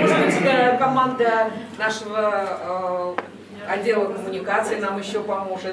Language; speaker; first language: Russian; native; Russian